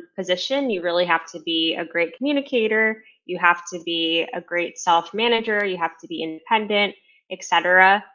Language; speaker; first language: English; native; English